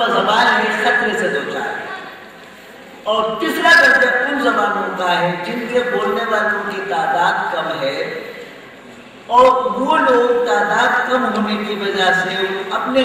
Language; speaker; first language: Urdu; non-native, local second language; Khowar